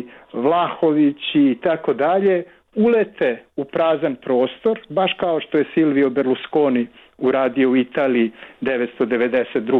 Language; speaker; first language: Serbian; native; Serbian